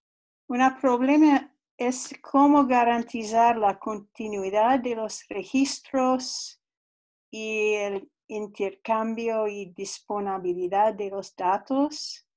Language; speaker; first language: Spanish; non-native, fluent; English